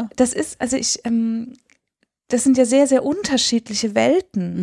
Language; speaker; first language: German; native; German